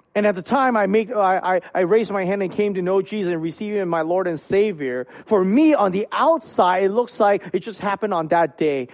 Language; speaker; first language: English; non-native, local second language; Cantonese